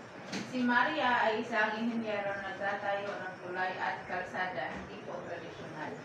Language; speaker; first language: Filipino; native; Filipino